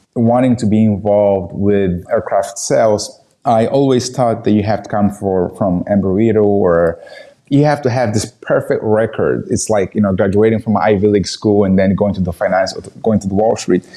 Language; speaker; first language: English; non-native, fluent; Portuguese